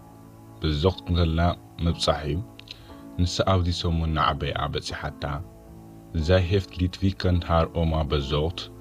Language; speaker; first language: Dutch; non-native, fluent; Tigrinya